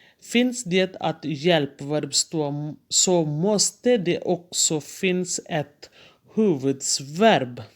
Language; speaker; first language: Swedish; non-native, fluent; Urdu